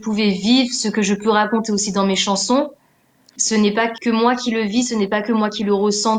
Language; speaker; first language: French; native; French